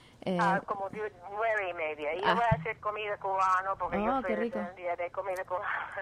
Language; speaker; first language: Spanish; early bilingual, heritage; English